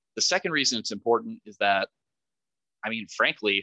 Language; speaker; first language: English; native; English